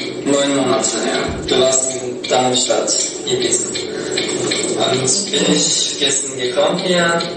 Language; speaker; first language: German; non-native, learner; Uzbek